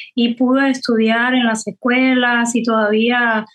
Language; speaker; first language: Spanish; native; Spanish